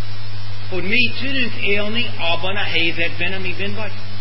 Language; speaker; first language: Hungarian; non-native, fluent; English